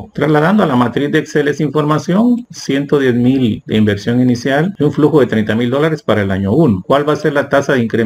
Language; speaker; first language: Spanish; native; Spanish